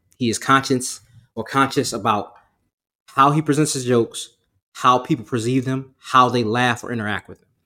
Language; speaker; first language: English; native; English